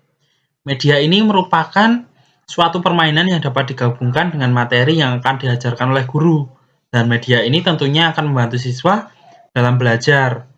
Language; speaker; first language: Indonesian; native; Indonesian